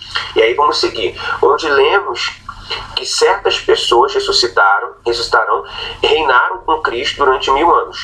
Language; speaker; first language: Portuguese; native; Portuguese